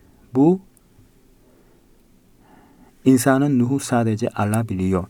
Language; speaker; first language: Turkish; non-native, fluent; Korean